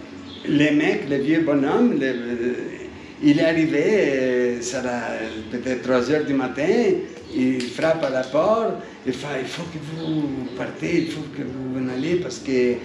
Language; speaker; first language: French; non-native, fluent; Italian